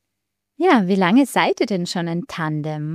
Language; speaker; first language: German; native; German